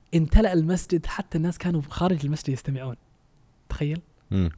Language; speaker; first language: Arabic; non-native, fluent; Danish